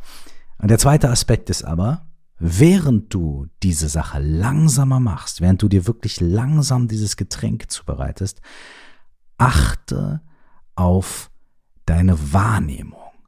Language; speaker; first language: German; native; German